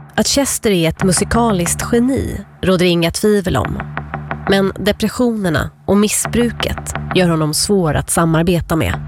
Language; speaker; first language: Swedish; native; Swedish